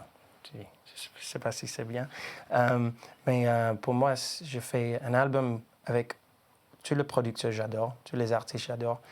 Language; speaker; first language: French; non-native, learner; English